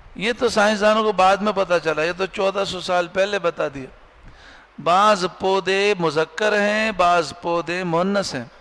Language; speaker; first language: Urdu; native; Urdu